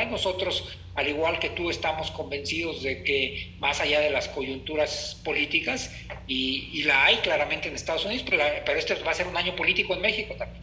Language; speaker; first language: Spanish; native; Spanish